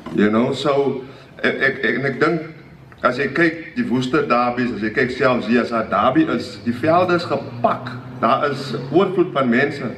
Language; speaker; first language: Afrikaans; native; Afrikaans